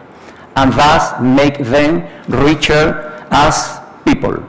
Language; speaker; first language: English; non-native, fluent; Spanish